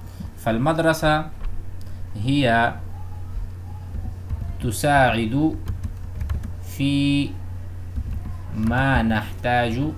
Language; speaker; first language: Arabic; non-native, fluent; Urdu